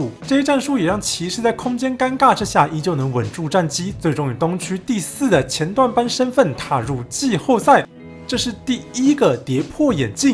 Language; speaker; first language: Chinese; native; Chinese